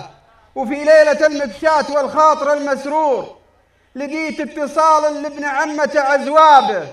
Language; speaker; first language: Arabic; native; Arabic